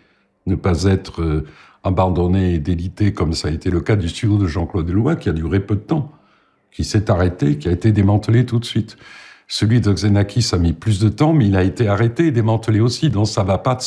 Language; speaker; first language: French; native; French